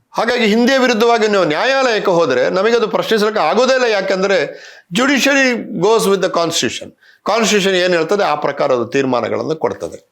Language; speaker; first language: Kannada; non-native, local second language; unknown